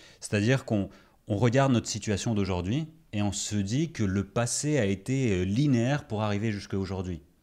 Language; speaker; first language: French; early bilingual, other home language; Greek